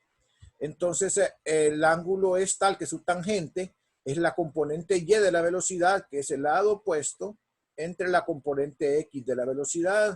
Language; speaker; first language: Spanish; native; Spanish